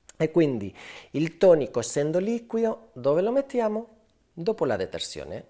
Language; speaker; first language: Italian; non-native, fluent; Spanish